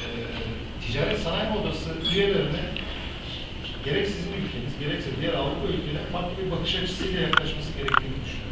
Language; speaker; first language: Turkish; native; Turkish